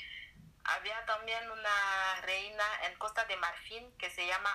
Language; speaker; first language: Spanish; non-native, learner; French